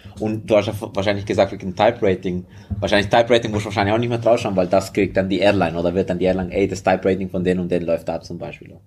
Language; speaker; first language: German; early bilingual, other home language; Spanish